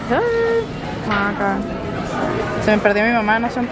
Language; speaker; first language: Spanish; early bilingual, heritage; Spanish